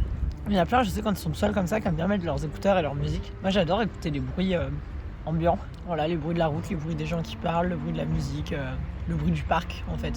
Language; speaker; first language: French; native; French